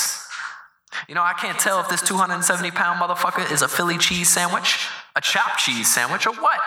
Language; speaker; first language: English; native; English